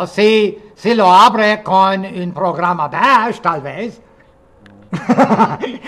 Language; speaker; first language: Spanish; non-native, fluent; English